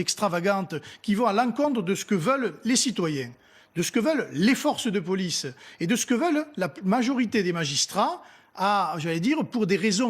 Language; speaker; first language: French; native; French